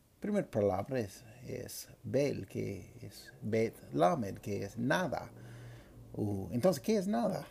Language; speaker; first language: Spanish; non-native, fluent; English